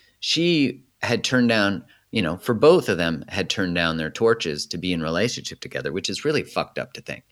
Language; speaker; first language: English; native; English